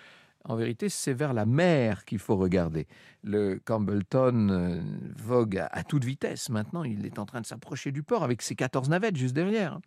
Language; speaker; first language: French; native; French